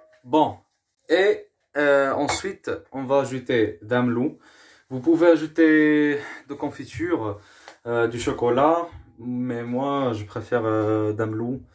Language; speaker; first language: French; non-native, learner; Arabic